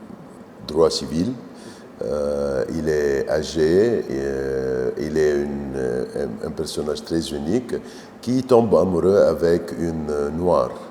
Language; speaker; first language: French; non-native, fluent; Arabic